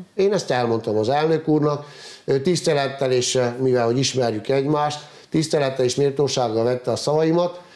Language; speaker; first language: Hungarian; native; Hungarian